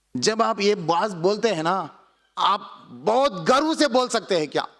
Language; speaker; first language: Hindi; non-native, local second language; Telugu